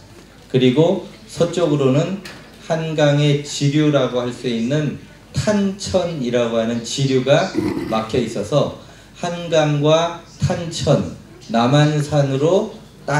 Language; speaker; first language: Korean; native; Korean